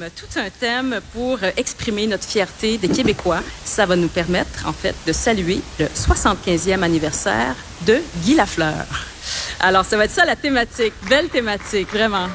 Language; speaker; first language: French; native; French